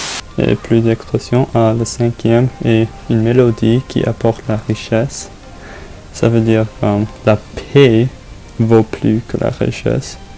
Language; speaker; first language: French; non-native, learner; English